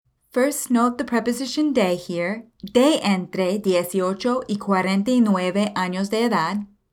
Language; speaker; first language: Spanish; non-native, fluent; English